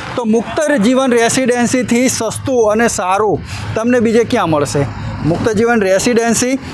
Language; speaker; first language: Gujarati; native; Gujarati